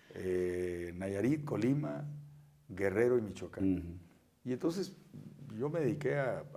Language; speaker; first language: Spanish; native; Spanish